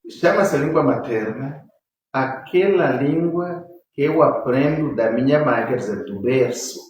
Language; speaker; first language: Portuguese; non-native, local second language; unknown